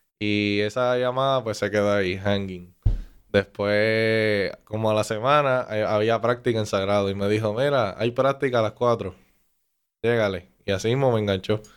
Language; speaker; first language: Spanish; native; Spanish